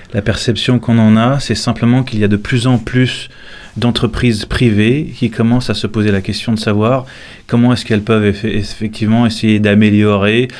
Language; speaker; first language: French; native; French